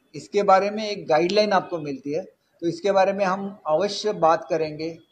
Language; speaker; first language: Hindi; non-native, local second language; Marathi